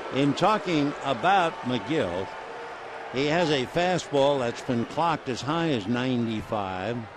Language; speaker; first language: English; native; English